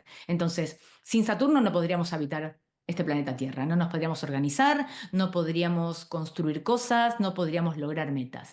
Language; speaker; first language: Spanish; native; Spanish